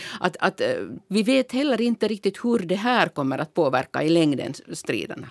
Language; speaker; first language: Swedish; native; Swedish